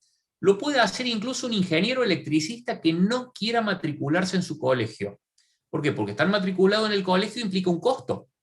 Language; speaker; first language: Spanish; native; Spanish